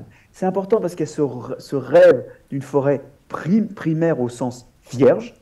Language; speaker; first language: French; native; French